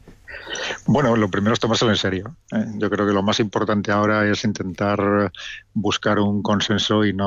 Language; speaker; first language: Spanish; native; Spanish